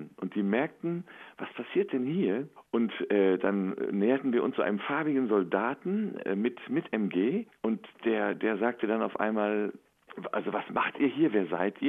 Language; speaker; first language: German; native; German